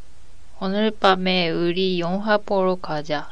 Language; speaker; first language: Korean; non-native, learner; Japanese